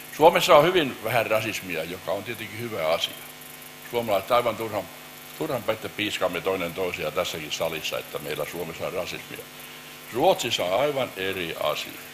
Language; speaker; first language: Finnish; native; Finnish